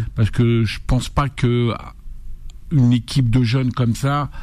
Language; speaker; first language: French; native; French